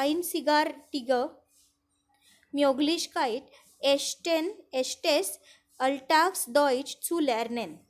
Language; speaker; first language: German; non-native, fluent; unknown